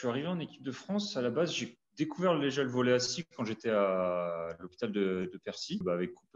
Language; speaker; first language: French; native; French